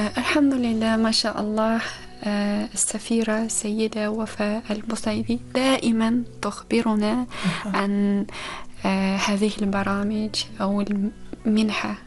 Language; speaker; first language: Arabic; non-native, fluent; Uzbek